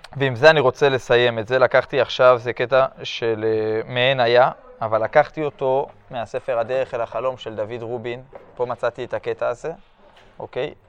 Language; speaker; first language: Hebrew; early bilingual, other home language; French